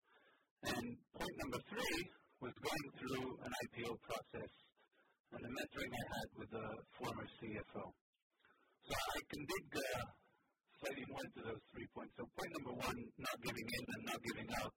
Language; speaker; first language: English; non-native, fluent; Hebrew